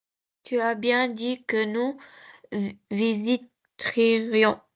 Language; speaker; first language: French; non-native, learner; Arabic